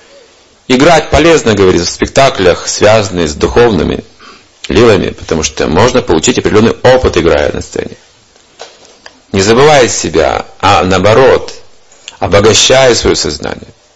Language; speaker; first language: Russian; native; Russian